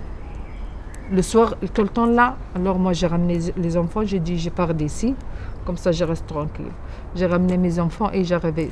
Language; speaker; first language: French; non-native, local second language; Arabic